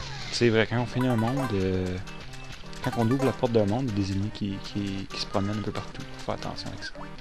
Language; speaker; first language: French; native; French